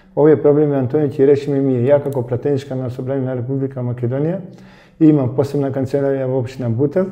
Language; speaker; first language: Macedonian; early bilingual, heritage; Macedonian